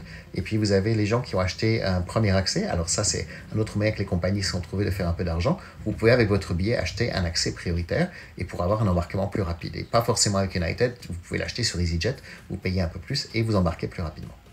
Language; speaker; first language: French; native; French